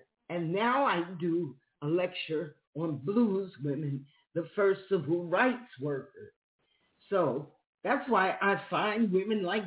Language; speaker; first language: English; native; English